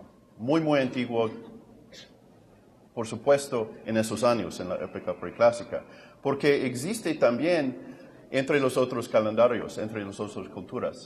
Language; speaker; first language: Spanish; non-native, fluent; English